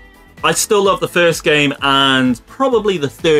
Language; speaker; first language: English; native; English